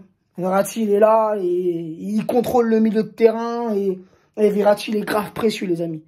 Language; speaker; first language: French; native; French